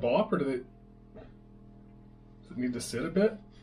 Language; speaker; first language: English; native; English